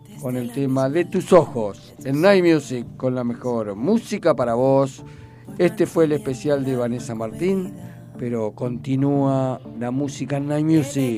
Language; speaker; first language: Spanish; native; Spanish